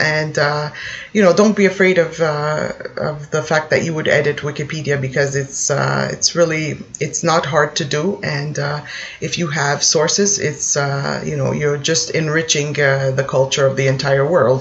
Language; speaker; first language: English; native; English